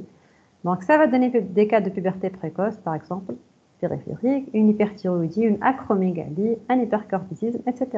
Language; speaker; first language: French; non-native, local second language; Arabic